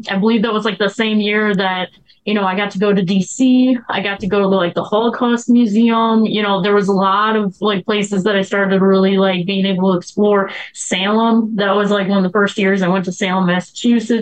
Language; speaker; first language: English; native; English